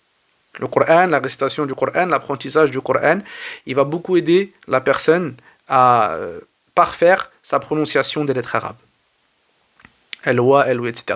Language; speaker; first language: French; native; French